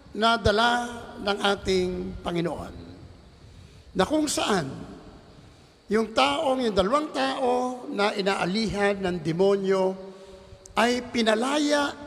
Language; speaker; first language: Filipino; native; Filipino